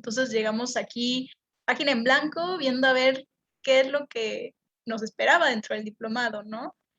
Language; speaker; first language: Spanish; native; Spanish